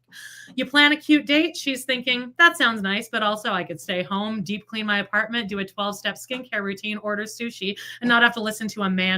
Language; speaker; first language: English; native; English